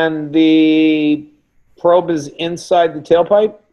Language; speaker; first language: English; native; English